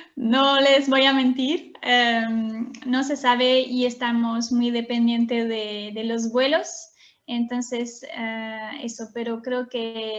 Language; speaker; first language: Spanish; non-native, fluent; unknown